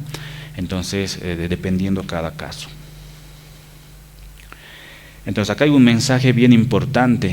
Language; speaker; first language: Spanish; native; Spanish